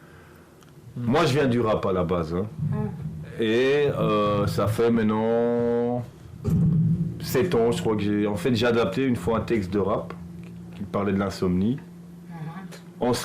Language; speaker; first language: French; native; French